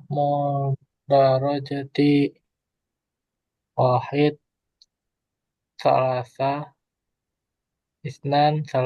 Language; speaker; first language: Arabic; non-native, learner; Indonesian